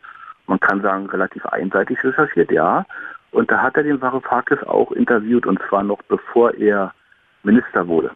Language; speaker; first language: German; native; German